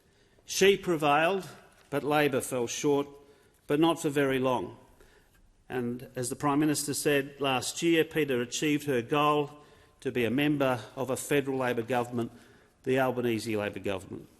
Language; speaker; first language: English; native; English